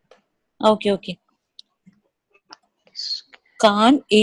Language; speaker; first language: German; non-native, learner; Malayalam